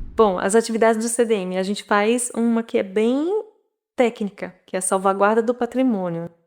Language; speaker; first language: Portuguese; native; Portuguese